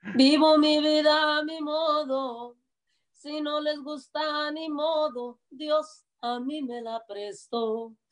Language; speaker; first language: Spanish; native; Spanish